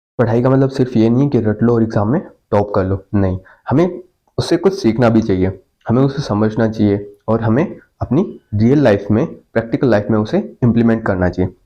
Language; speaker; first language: Hindi; native; Hindi